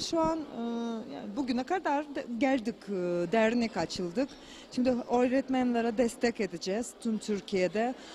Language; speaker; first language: Turkish; non-native, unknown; Russian